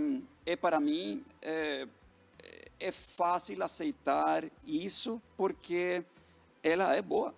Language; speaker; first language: Portuguese; non-native, fluent; Norwegian